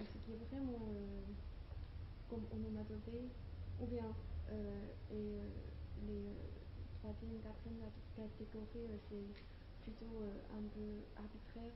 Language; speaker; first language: French; non-native, learner; Chinese